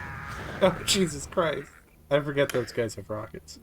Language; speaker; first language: English; native; English